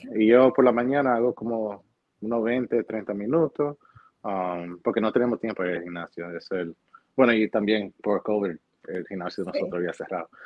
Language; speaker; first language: Spanish; early bilingual, heritage; Spanish